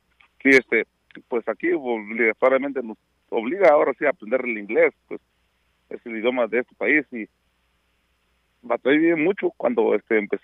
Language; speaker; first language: Spanish; non-native, local second language; Mixtepec Mixtec